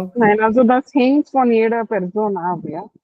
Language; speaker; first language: German; non-native, learner; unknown